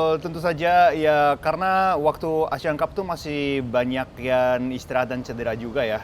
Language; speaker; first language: Indonesian; non-native, fluent; Japanese